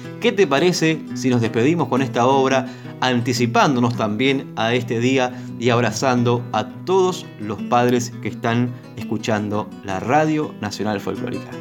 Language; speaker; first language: Spanish; native; Spanish